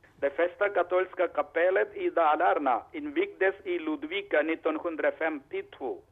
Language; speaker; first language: Swedish; non-native, learner; Malayalam